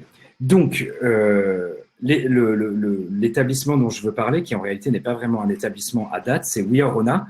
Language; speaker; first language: French; native; French